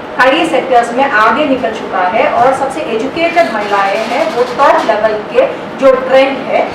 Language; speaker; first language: Hindi; non-native, local second language; Gujarati